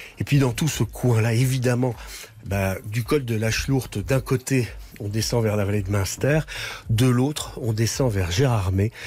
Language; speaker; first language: French; native; French